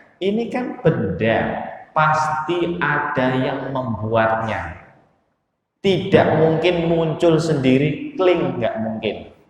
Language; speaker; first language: Indonesian; native; Indonesian